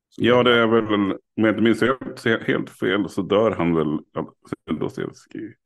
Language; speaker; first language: Swedish; native; Swedish